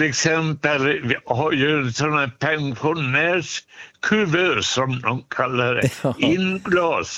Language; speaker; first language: Swedish; native; Swedish